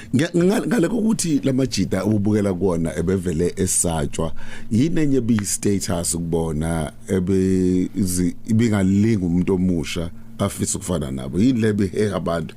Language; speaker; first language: Zulu; native; Zulu